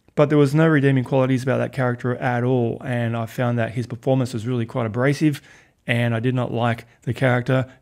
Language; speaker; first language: English; native; English